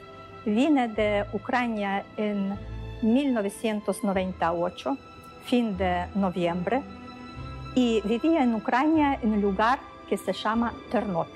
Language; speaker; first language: Spanish; non-native, learner; Ukrainian